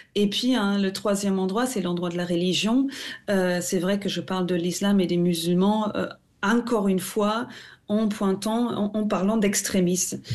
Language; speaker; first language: French; non-native, fluent; German